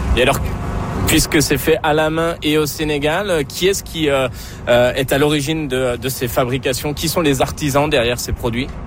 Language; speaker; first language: French; native; French